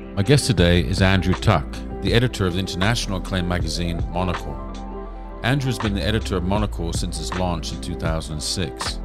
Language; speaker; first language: English; native; English